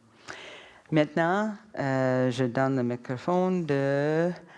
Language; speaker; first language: French; non-native, learner; English